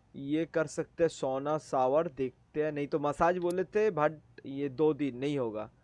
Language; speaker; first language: Hindi; native; Hindi